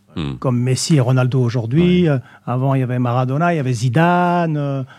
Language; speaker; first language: French; native; French